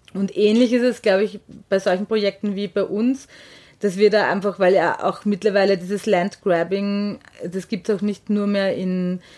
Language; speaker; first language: German; native; German